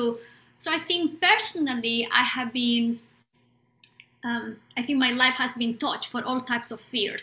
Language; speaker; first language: English; non-native, fluent; Spanish